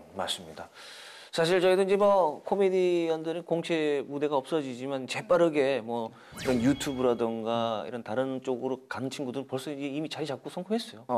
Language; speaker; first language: Korean; native; Korean